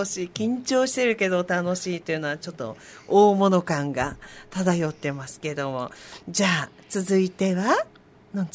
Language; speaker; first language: Japanese; native; Japanese